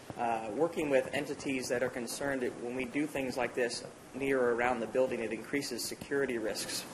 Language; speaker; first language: English; native; English